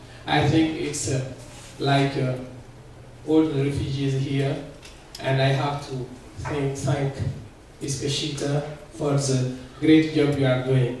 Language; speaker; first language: English; non-native, learner; Arabic